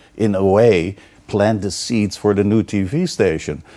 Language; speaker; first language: English; non-native, fluent; Dutch